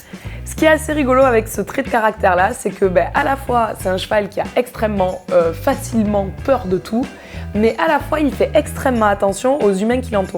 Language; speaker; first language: French; native; French